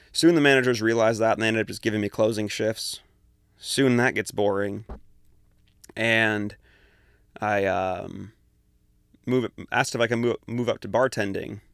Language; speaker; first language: English; native; English